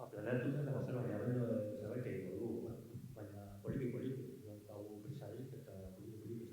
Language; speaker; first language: Basque; non-native, local second language; Spanish